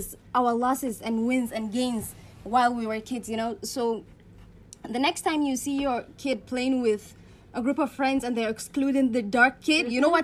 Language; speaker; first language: English; non-native, local second language; Hausa